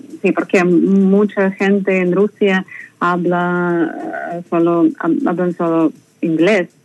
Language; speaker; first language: Spanish; non-native, learner; Russian